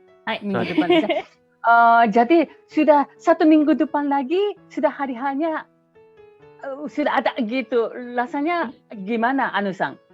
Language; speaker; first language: Indonesian; non-native, fluent; Japanese